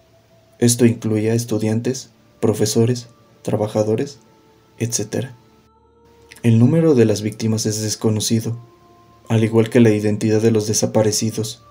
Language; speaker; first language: Spanish; native; Spanish